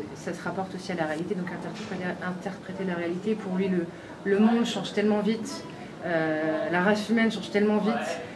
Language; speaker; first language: French; native; French